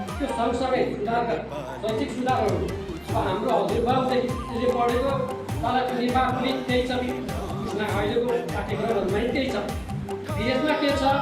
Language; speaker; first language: Nepali; native; Nepali